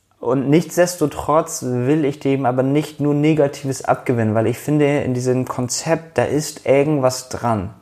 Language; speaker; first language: German; early bilingual, other home language; Turkish